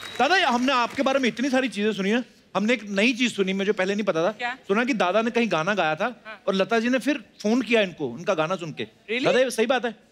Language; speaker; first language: Hindi; non-native, local second language; Punjabi